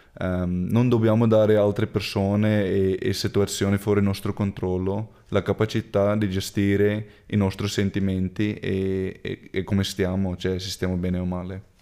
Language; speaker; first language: Italian; non-native, fluent; Afrikaans